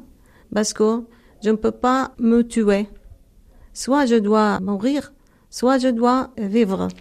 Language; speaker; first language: French; non-native, learner; Arabic